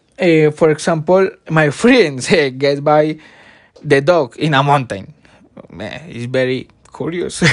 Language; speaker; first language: English; non-native, learner; Spanish